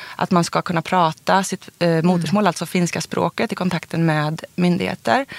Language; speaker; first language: Swedish; native; Swedish